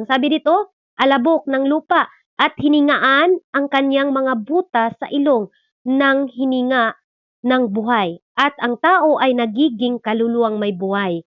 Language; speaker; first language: Filipino; non-native, local second language; Cebuano